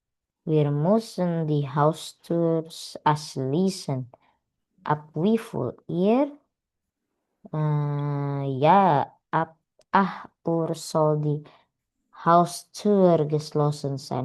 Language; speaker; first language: German; non-native, learner; Indonesian